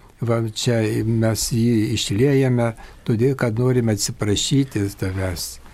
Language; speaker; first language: Lithuanian; native; Lithuanian